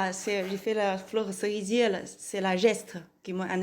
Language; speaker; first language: French; non-native, learner; Chinese